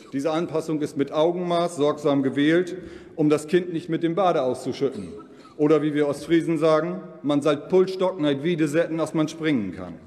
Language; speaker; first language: German; non-native, local second language; Low German